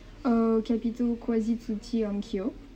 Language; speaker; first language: Italian; non-native, learner; French